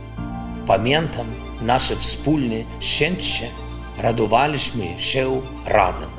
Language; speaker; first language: Polish; non-native, learner; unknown